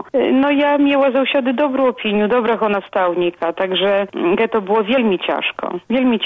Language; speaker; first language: Polish; non-native, local second language; Belarusian